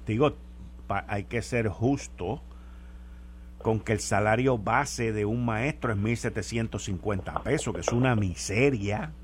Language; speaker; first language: Spanish; native; Spanish